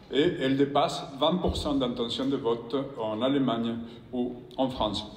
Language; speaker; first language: French; non-native, fluent; Spanish